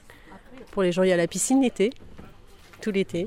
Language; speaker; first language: French; native; French